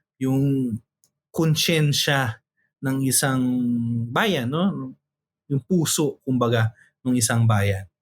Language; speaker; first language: Filipino; native; Filipino